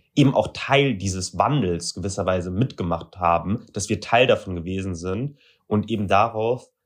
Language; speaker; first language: German; native; German